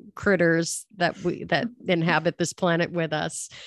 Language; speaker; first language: English; native; English